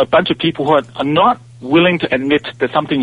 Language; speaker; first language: English; non-native, local second language; Cantonese